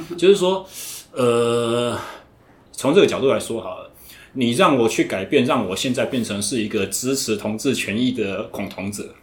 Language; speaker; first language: Chinese; native; Chinese